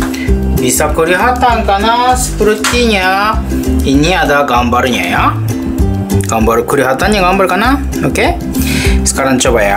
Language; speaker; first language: Indonesian; non-native, learner; Japanese